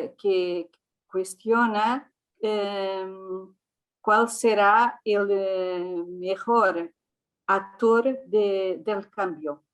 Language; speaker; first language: Spanish; non-native, fluent; Portuguese